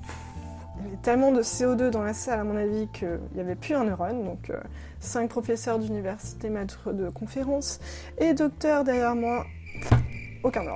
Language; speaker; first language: French; native; French